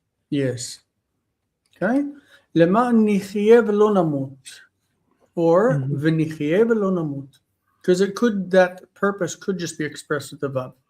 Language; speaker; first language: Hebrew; non-native, fluent; English